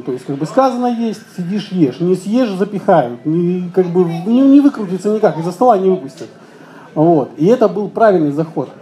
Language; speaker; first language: Russian; native; Russian